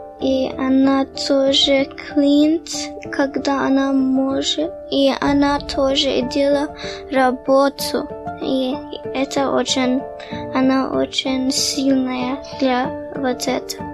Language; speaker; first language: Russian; early bilingual, heritage; Russian